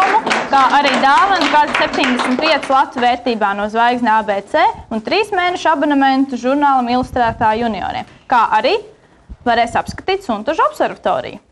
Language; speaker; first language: Latvian; native; Latvian